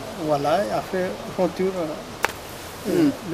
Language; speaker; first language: French; non-native, learner; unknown